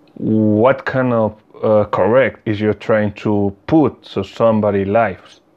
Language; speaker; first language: English; non-native, learner; Spanish